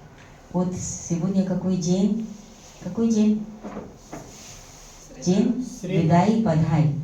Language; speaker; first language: Russian; non-native, fluent; Hindi